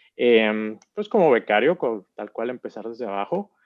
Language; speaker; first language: Spanish; native; Spanish